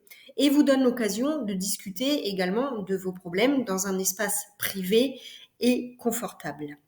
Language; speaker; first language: French; native; French